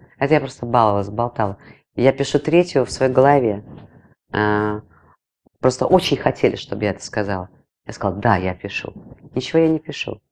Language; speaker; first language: Russian; non-native, local second language; Latvian